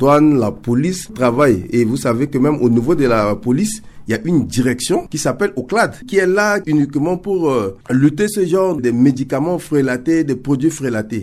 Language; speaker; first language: French; non-native, local second language; Sango